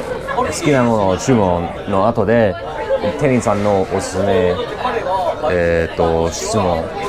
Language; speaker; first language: Japanese; non-native, learner; English